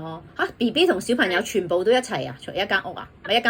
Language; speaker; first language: Cantonese; native; Cantonese